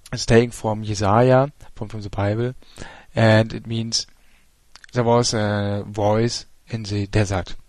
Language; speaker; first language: English; non-native, fluent; German